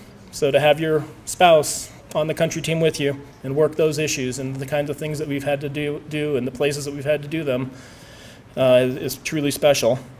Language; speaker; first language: English; native; English